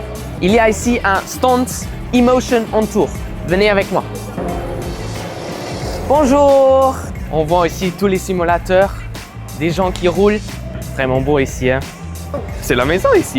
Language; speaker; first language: French; non-native, learner; Luxembourgish